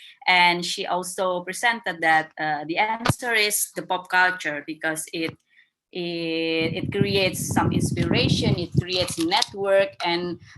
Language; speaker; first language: English; non-native, fluent; Indonesian